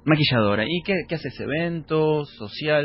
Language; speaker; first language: Spanish; native; Spanish